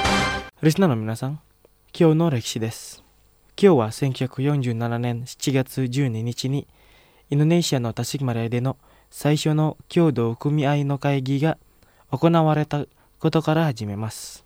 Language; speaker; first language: Japanese; non-native, fluent; Indonesian